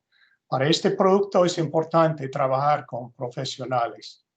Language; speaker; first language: Spanish; non-native, fluent; English